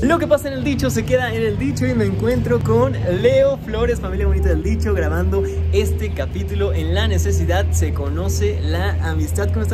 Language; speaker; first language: Spanish; native; Spanish